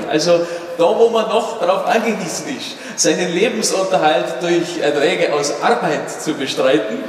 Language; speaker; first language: German; native; German